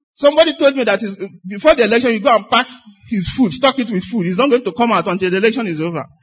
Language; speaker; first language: English; non-native, local second language; Igbo